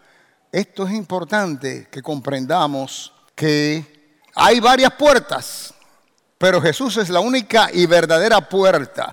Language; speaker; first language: Spanish; native; Spanish